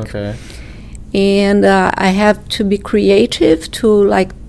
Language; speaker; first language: English; non-native, fluent; Portuguese